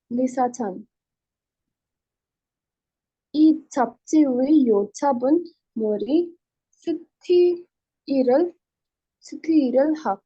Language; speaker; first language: Korean; non-native, learner; Hindi